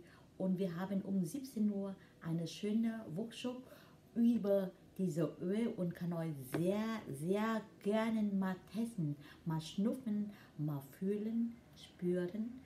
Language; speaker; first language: German; non-native, learner; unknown